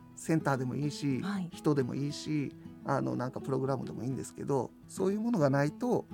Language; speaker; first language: Japanese; native; Japanese